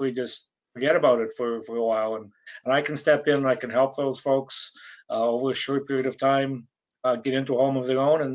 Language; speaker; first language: English; native; English